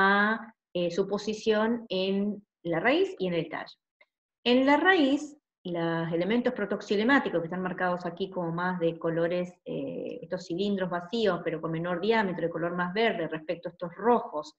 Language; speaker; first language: Spanish; native; Spanish